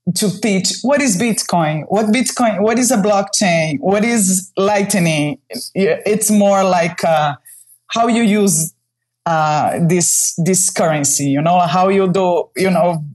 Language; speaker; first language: English; non-native, fluent; Portuguese